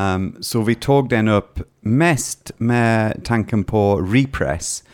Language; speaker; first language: Swedish; non-native, fluent; English